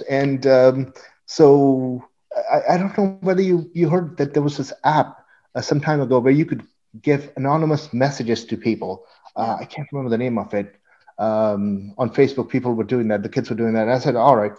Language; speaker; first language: English; non-native, local second language; Urdu